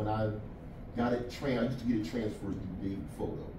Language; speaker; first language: English; native; English